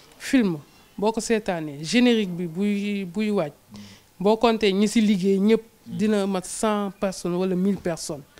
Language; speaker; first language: Wolof; non-native, local second language; Serer